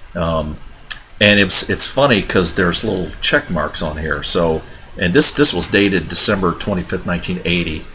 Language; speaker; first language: English; native; English